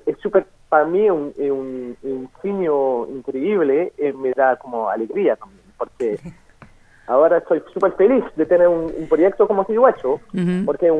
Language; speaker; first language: Spanish; non-native, fluent; French